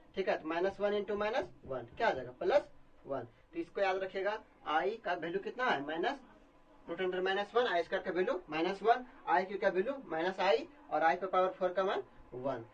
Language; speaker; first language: Hindi; native; Hindi